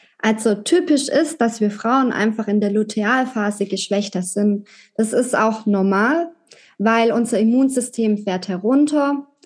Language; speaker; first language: German; native; German